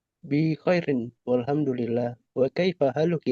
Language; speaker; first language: Arabic; non-native, learner; Indonesian